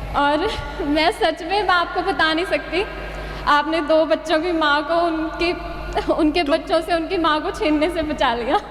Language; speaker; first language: Hindi; native; Hindi